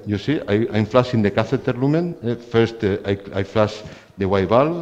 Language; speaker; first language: English; non-native, fluent; Spanish